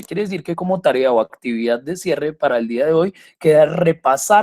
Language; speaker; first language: Spanish; native; Spanish